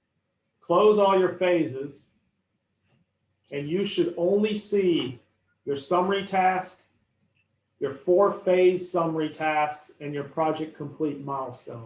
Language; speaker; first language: English; native; English